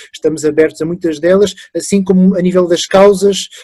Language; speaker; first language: Portuguese; early bilingual, other home language; French